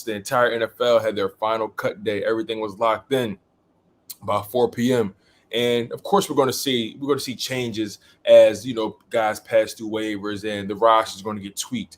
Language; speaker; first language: English; native; English